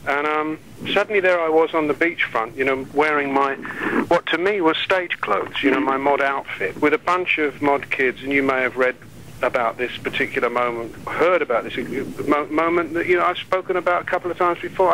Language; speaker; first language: English; native; English